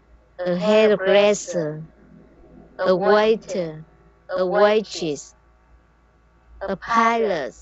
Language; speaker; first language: English; non-native, learner; Vietnamese